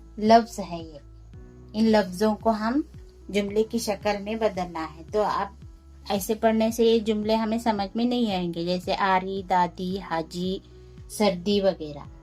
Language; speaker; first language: Urdu; native; Urdu